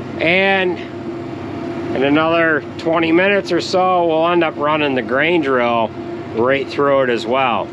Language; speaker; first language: English; native; English